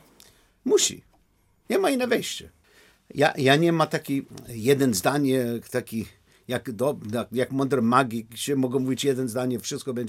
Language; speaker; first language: Polish; non-native, learner; English